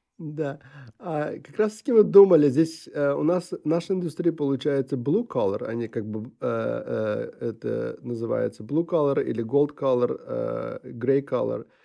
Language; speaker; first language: Russian; non-native, local second language; Uzbek